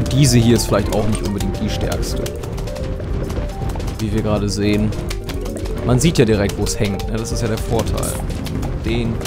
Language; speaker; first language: German; native; German